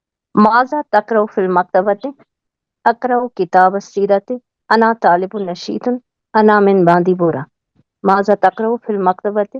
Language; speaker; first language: Arabic; non-native, learner; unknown